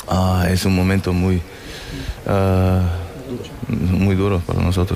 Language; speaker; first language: Spanish; non-native, learner; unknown